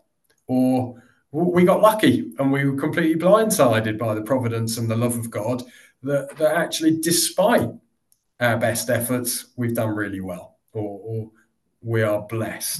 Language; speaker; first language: English; native; English